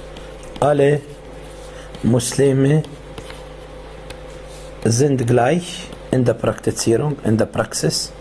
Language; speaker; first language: German; non-native, fluent; Arabic